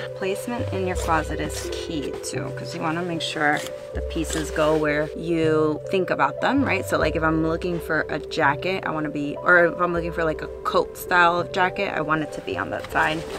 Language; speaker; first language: English; non-native, fluent; Spanish